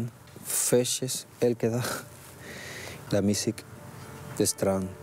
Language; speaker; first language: Dutch; non-native, fluent; Spanish